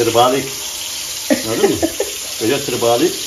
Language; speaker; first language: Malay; non-native, learner; Turkish